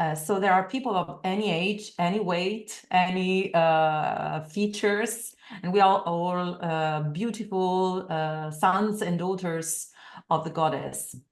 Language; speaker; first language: English; non-native, fluent; Italian